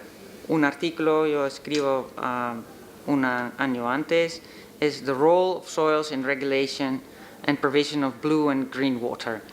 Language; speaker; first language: Spanish; non-native, learner; Dutch